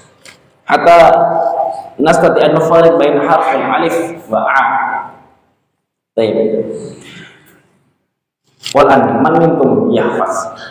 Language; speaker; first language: Arabic; non-native, fluent; Indonesian